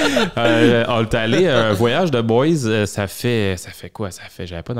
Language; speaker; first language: French; native; French